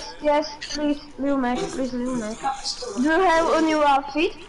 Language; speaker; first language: English; non-native, learner; Slovak